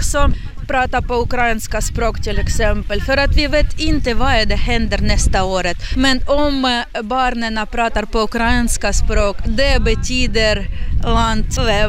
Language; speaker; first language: Swedish; non-native, learner; Ukrainian